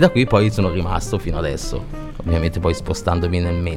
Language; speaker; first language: Italian; native; Italian